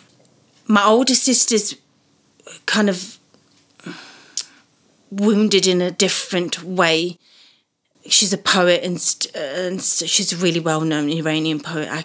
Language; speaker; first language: English; early bilingual, other home language; Persian